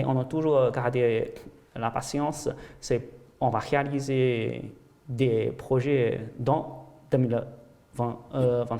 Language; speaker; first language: French; non-native, fluent; Chinese